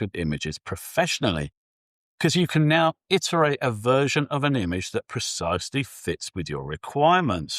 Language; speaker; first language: English; native; English